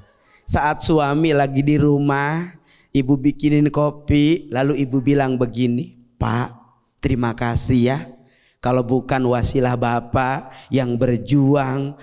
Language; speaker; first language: Indonesian; native; Indonesian